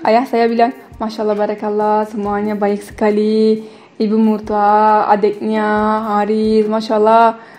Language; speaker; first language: Indonesian; non-native, fluent; Turkish